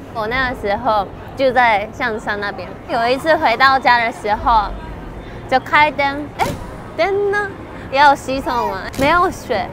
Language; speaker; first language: Chinese; non-native, fluent; Japanese